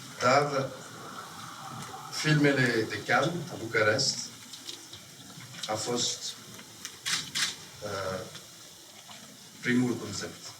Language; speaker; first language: Romanian; non-native, learner; French